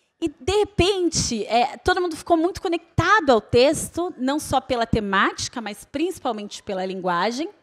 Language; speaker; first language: Portuguese; native; Portuguese